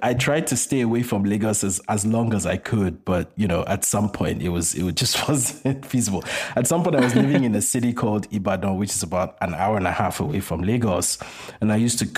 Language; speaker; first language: English; non-native, local second language; Yoruba